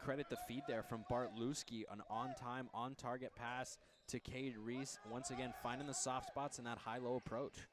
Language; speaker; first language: English; native; English